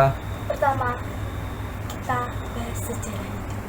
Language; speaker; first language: Indonesian; native; Indonesian